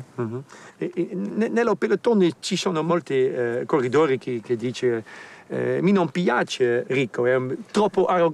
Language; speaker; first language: Italian; non-native, learner; Dutch